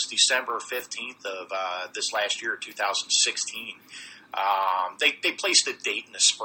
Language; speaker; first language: English; native; English